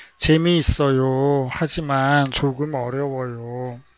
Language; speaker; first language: Korean; native; Korean